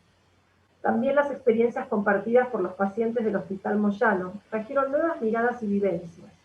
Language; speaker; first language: Spanish; native; Spanish